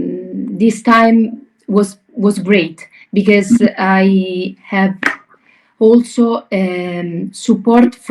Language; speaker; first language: English; non-native, learner; Italian